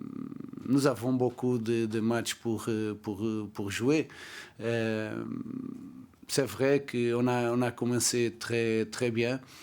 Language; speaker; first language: French; non-native, learner; Portuguese